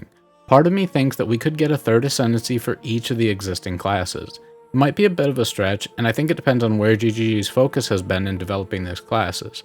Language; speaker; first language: English; native; English